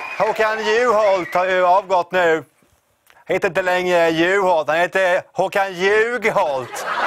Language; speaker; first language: Swedish; native; Swedish